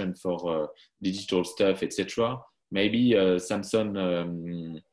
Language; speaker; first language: English; non-native, fluent; French